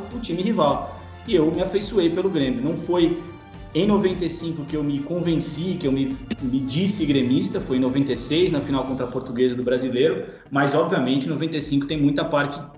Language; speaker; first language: Portuguese; native; Portuguese